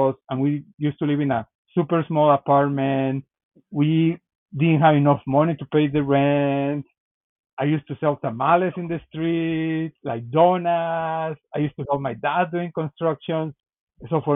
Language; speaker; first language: English; non-native, fluent; Spanish